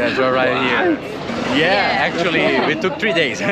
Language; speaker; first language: English; non-native, learner; Portuguese